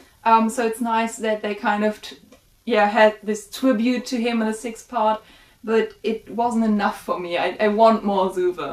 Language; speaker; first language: English; non-native, fluent; German